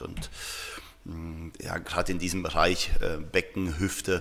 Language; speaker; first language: German; native; German